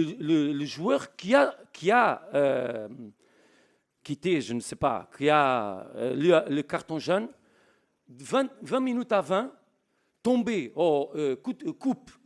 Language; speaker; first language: French; non-native, learner; Portuguese